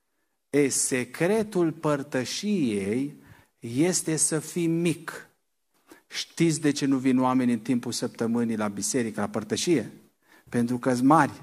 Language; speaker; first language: Romanian; native; Romanian